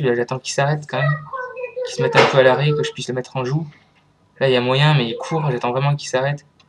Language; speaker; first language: French; native; French